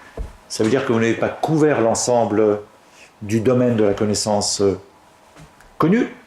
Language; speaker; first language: French; native; French